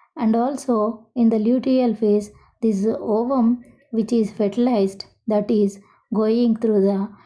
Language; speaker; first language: English; non-native, local second language; Telugu